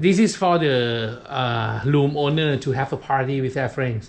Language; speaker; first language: English; non-native, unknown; Thai